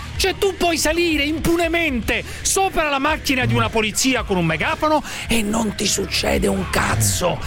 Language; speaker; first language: Italian; native; Italian